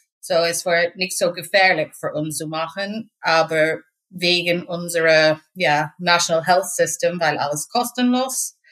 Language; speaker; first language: German; non-native, fluent; English